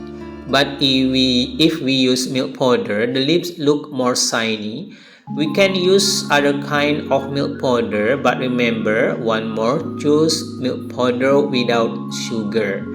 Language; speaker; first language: English; non-native, learner; Indonesian